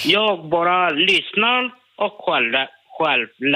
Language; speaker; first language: Swedish; non-native, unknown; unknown